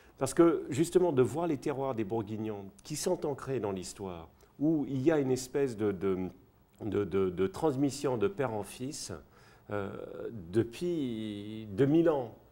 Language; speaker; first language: French; early bilingual, other home language; English